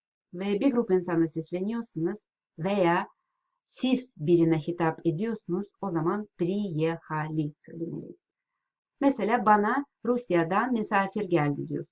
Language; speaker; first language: Turkish; non-native, fluent; Russian